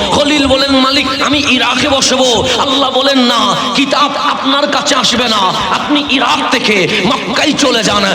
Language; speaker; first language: Bangla; non-native, local second language; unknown